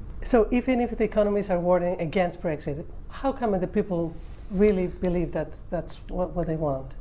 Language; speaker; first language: English; non-native, fluent; Greek